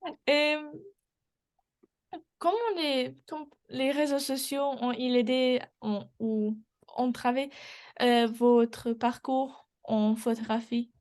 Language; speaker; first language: French; non-native, learner; English